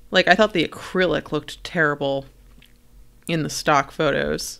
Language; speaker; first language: English; native; English